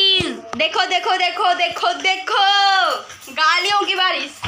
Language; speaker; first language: Hindi; non-native, local second language; Odia